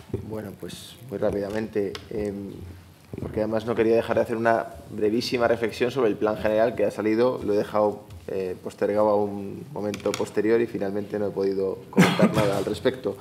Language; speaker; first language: Spanish; native; Spanish